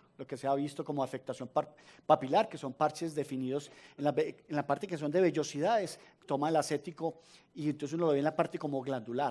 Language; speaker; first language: Spanish; native; Spanish